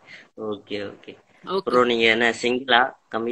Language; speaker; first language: Tamil; native; Tamil